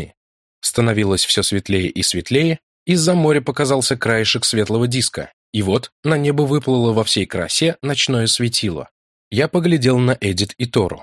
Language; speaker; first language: Russian; native; Russian